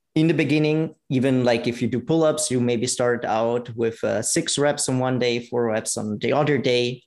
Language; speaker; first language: English; non-native, fluent; Italian